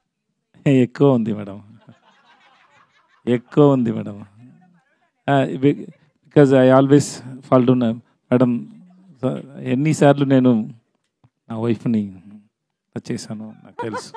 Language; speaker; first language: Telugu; non-native, learner; Tamil